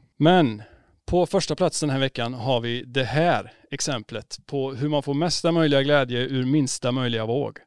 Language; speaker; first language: Swedish; native; Swedish